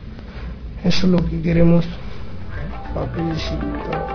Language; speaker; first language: Spanish; non-native, learner; Arabic